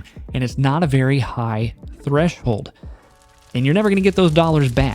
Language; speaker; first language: English; native; English